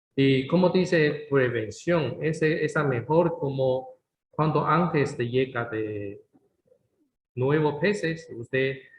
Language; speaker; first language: Spanish; non-native, learner; Chinese